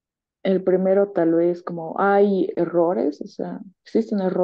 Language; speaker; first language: Spanish; native; Spanish